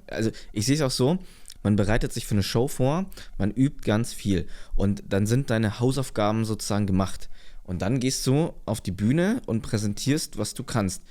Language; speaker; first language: German; native; German